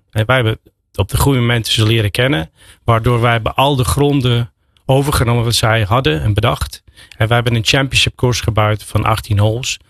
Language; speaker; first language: Dutch; non-native, fluent; English